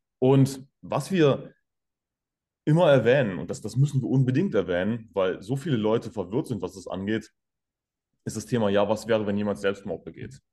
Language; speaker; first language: German; native; German